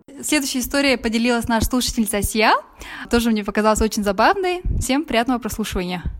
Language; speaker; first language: Russian; native; Russian